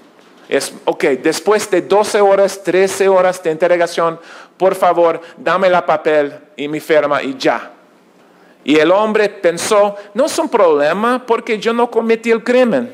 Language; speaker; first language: Spanish; non-native, learner; English